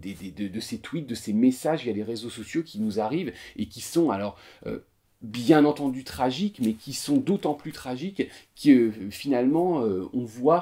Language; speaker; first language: French; native; French